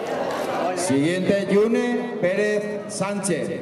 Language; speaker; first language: Spanish; native; Spanish